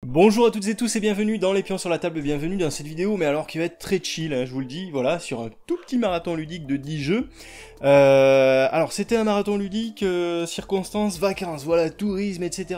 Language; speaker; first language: French; native; French